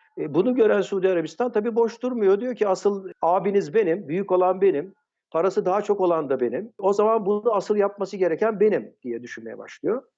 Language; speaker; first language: Turkish; early bilingual, heritage; Turkish